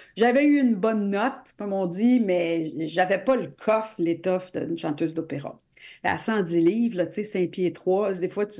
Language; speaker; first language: French; non-native, local second language; English